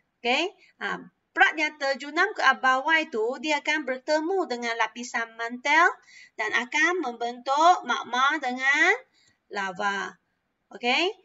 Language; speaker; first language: Malay; non-native, local second language; Chinese